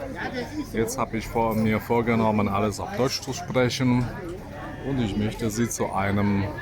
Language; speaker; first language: German; non-native, fluent; Polish